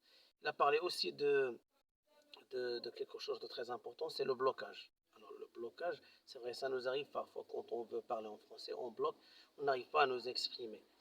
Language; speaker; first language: French; non-native, local second language; Arabic